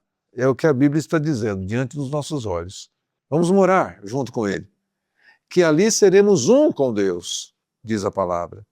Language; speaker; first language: Portuguese; native; Portuguese